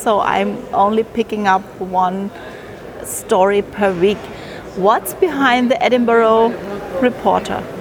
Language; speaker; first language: English; non-native, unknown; German